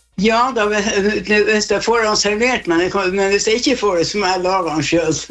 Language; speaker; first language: Norwegian; native; Norwegian